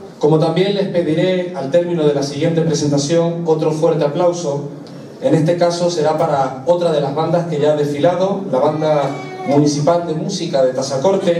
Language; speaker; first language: Spanish; native; Spanish